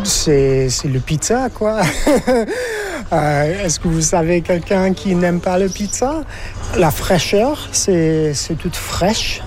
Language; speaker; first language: French; non-native, fluent; English